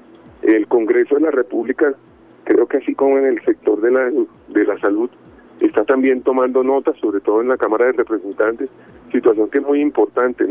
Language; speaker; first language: Spanish; native; Spanish